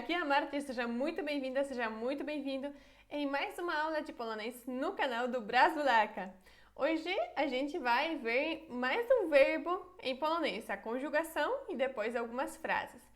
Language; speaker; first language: Portuguese; non-native, fluent; Polish